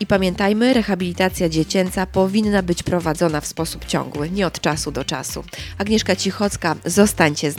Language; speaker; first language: Polish; native; Polish